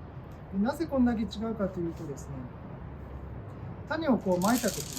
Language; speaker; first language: Japanese; native; Japanese